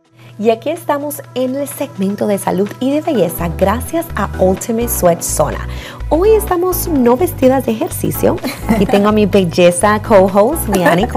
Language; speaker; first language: Spanish; native; Spanish